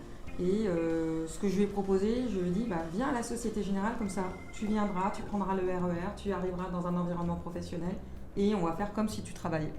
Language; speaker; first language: French; native; French